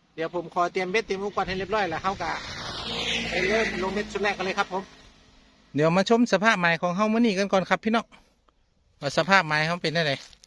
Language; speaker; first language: Thai; non-native, local second language; Northeastern Thai